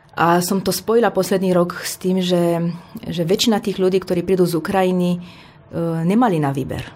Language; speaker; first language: Slovak; non-native, fluent; Romanian